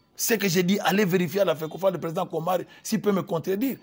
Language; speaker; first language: French; non-native, local second language; Lingala